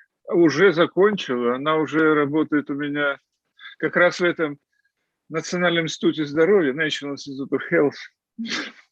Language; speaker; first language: Russian; native; Russian